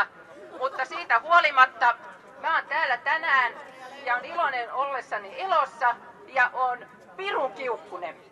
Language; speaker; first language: Finnish; native; Finnish